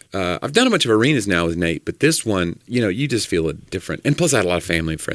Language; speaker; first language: English; native; English